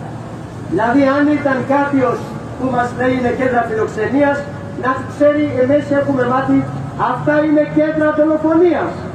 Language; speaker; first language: Greek; non-native, fluent; Urdu